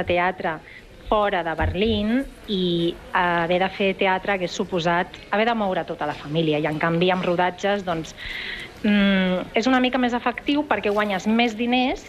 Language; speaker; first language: Catalan; native; Catalan